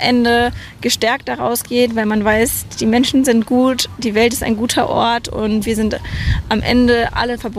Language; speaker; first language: German; native; German